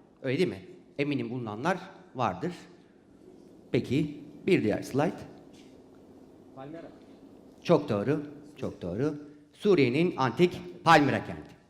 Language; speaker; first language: Turkish; native; Turkish